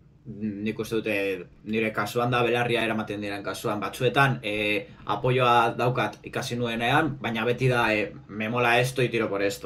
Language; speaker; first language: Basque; non-native, local second language; Spanish